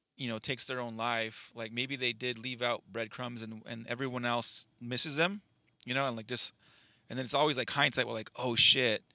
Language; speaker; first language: English; native; English